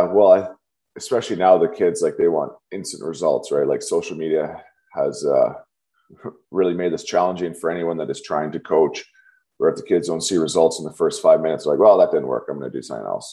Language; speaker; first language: English; native; English